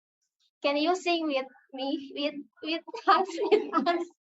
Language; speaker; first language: English; non-native, learner; Indonesian